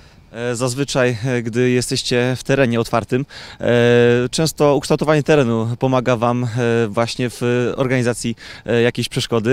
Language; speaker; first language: Polish; native; Polish